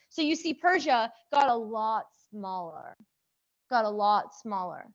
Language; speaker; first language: English; early bilingual, other home language; Persian